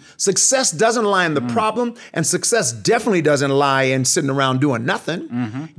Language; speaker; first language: English; native; English